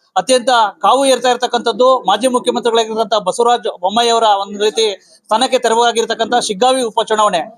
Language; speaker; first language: Kannada; native; Kannada